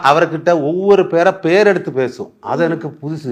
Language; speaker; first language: Tamil; non-native, learner; Malayalam